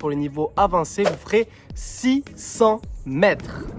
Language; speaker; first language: French; native; French